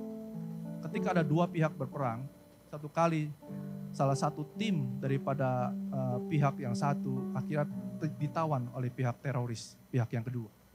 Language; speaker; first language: Indonesian; native; Indonesian